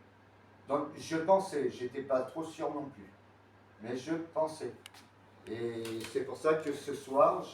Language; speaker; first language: French; native; French